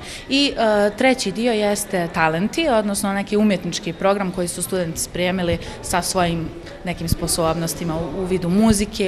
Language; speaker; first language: Serbian; native; Serbian